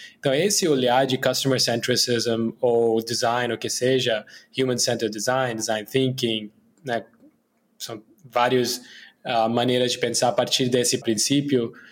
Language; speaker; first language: Portuguese; non-native, fluent; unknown